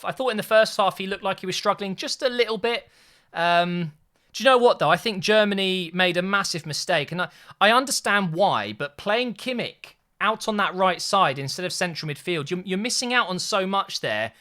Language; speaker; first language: English; native; English